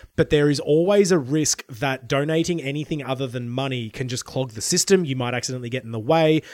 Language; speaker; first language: English; native; English